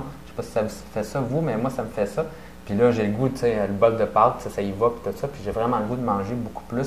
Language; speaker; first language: French; native; French